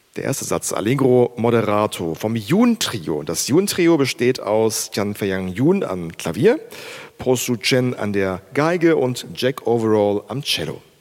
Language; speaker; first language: German; native; German